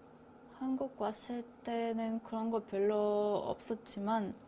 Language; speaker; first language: Korean; non-native, fluent; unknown